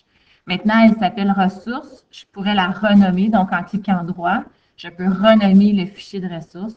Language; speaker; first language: French; native; French